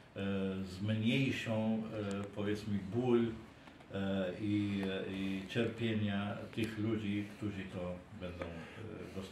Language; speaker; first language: Polish; non-native, fluent; Arabic